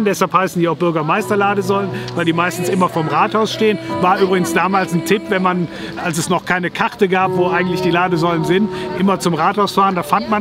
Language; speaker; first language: German; native; German